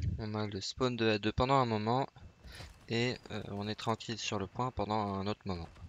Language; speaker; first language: French; native; French